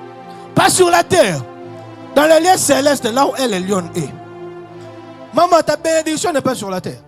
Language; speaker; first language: French; non-native, local second language; Lingala